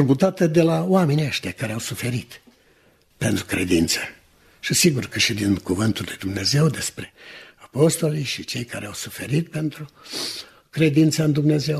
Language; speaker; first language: Romanian; native; Romanian